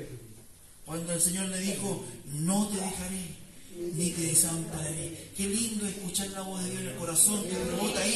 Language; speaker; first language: Spanish; native; Spanish